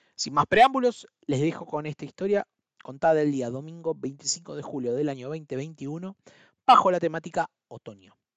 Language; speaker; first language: Spanish; native; Spanish